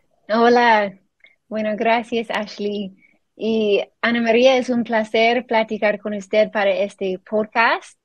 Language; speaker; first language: Spanish; non-native, fluent; English